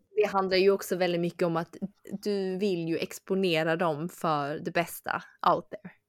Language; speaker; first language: Swedish; early bilingual, other home language; Chinese